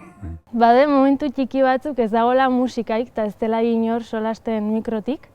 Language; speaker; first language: Basque; native; Basque